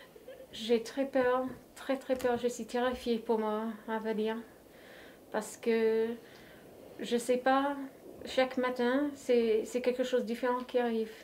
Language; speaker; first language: French; non-native, fluent; English